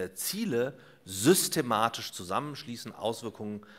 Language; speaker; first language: German; native; German